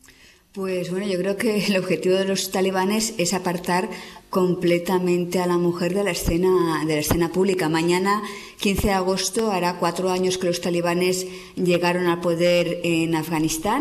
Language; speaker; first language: Spanish; native; Spanish